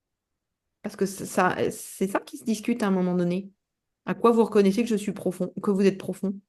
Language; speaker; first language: French; native; French